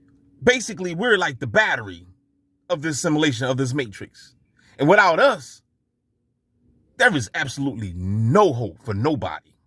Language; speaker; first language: English; native; English